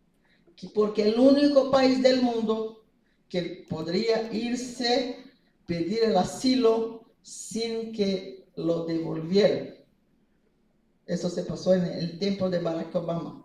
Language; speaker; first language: Spanish; non-native, fluent; Portuguese